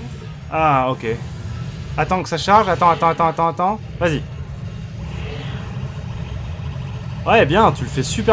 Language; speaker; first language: French; native; French